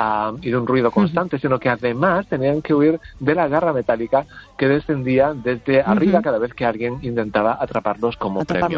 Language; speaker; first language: Spanish; native; Spanish